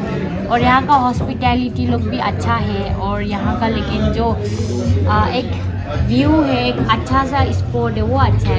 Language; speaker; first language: Hindi; non-native, local second language; Tibetan